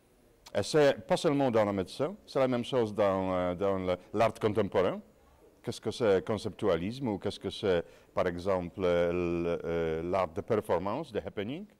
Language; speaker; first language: French; non-native, fluent; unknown